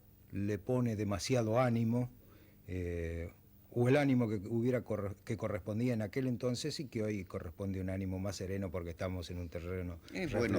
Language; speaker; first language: Spanish; native; Spanish